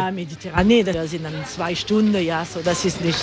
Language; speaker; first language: German; non-native, learner; French